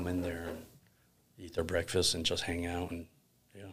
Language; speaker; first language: English; native; English